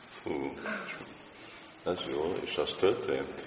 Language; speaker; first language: Hungarian; non-native, fluent; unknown